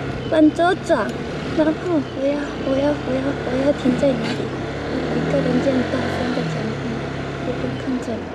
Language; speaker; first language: Chinese; non-native, fluent; Japanese